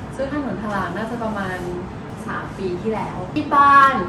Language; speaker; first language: Thai; native; Thai